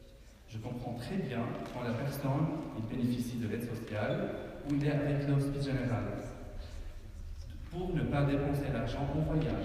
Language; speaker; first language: French; non-native, fluent; Arabic